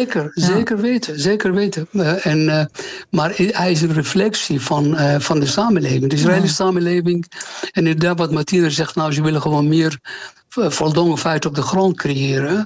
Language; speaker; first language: Dutch; non-native, fluent; Arabic